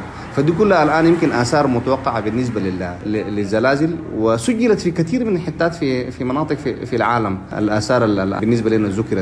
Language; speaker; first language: Arabic; native; Arabic